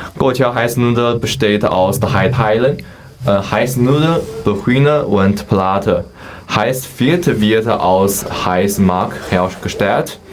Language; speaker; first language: German; non-native, learner; Chinese